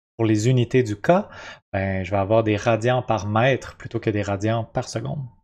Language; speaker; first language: French; native; French